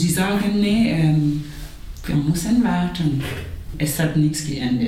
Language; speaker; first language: German; non-native, fluent; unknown